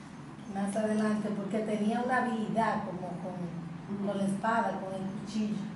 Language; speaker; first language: Spanish; native; Spanish